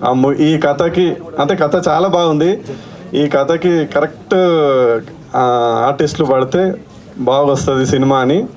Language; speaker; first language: Telugu; native; Telugu